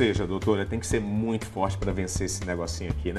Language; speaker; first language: Portuguese; native; Portuguese